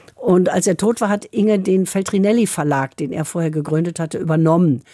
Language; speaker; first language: German; native; German